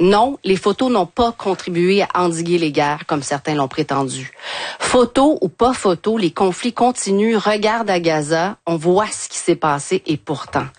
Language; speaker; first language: French; native; French